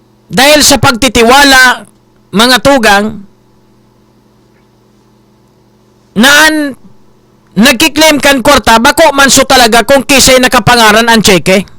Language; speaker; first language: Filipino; non-native, local second language; Bikol